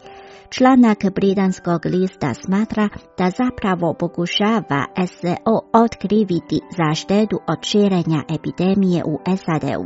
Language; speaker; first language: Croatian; non-native, fluent; Chinese